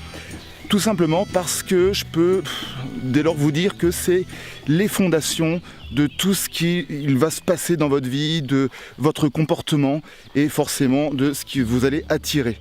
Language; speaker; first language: French; native; French